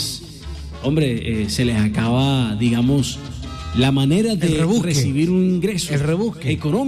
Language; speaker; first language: Spanish; native; Spanish